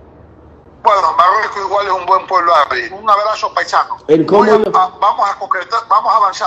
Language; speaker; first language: Spanish; native; Spanish